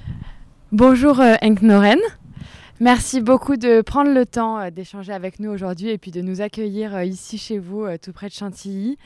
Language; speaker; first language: French; native; French